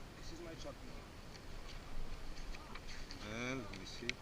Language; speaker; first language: English; non-native, learner; Spanish